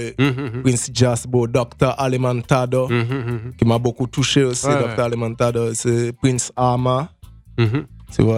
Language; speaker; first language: French; native; French